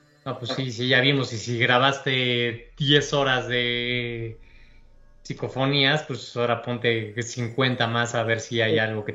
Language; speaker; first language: Spanish; native; Spanish